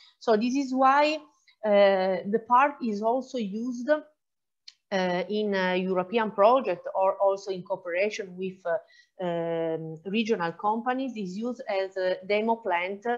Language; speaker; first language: English; non-native, fluent; Italian